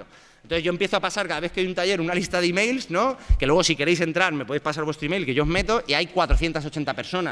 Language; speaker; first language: Spanish; native; Spanish